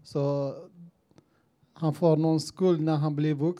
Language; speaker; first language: Swedish; non-native, learner; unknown